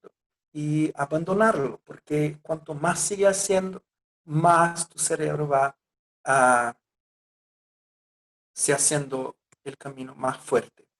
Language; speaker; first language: Spanish; non-native, fluent; Portuguese